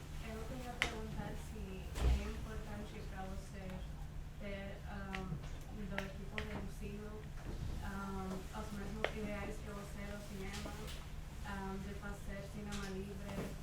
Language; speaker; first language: Portuguese; non-native, learner; Spanish